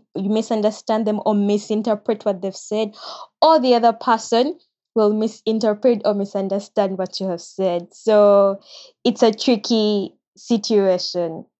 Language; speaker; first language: English; non-native, local second language; Ganda